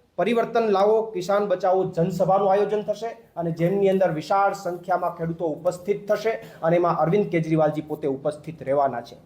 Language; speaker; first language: Gujarati; native; Gujarati